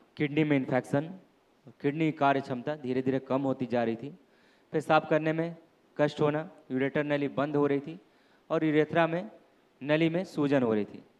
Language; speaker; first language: Hindi; native; Hindi